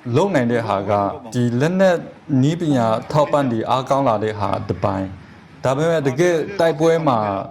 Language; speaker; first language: Burmese; non-native, local second language; Kachin